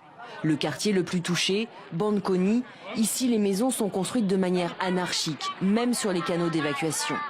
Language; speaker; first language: French; native; French